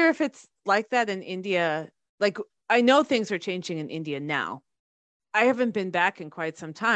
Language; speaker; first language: English; native; English